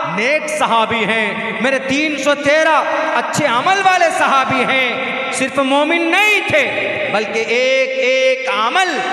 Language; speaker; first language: Hindi; native; Hindi